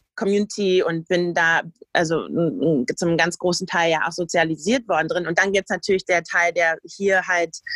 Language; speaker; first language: German; native; German